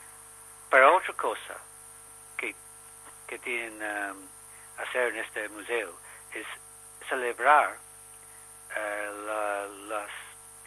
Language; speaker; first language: Spanish; non-native, learner; English